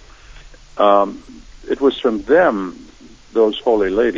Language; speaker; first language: English; native; English